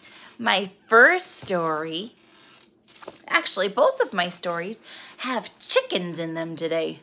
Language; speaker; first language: English; native; English